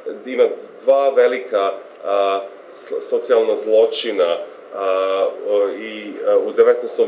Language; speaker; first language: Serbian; non-native, fluent; English